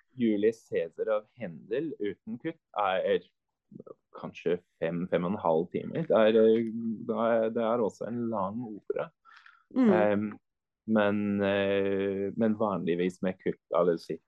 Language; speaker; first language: Norwegian; non-native, fluent; English